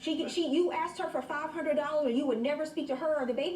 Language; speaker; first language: English; native; English